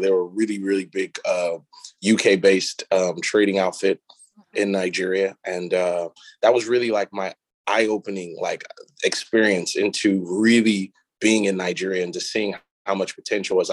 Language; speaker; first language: English; native; English